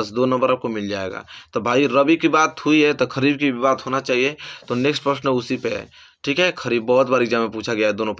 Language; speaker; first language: Hindi; native; Hindi